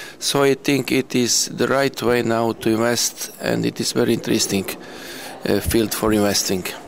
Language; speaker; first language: English; non-native, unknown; Serbian